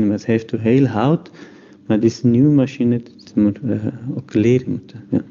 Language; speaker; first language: Dutch; non-native, learner; Persian